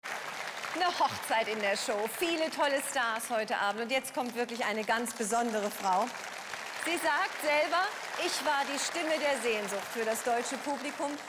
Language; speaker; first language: German; native; German